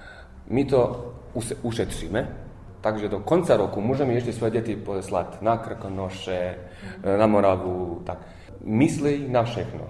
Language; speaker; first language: Czech; early bilingual, heritage; Czech